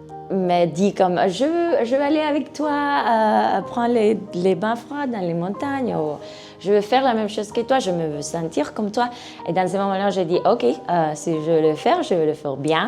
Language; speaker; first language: French; non-native, learner; Spanish